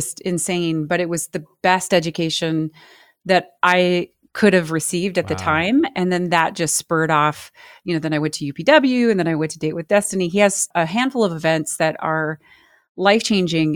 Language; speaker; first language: English; native; English